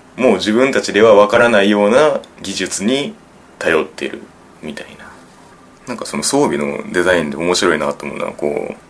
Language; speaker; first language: Japanese; native; Japanese